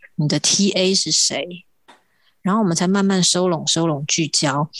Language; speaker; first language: Chinese; non-native, local second language; Hakka Chinese